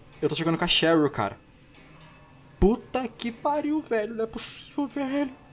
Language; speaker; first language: Portuguese; native; Portuguese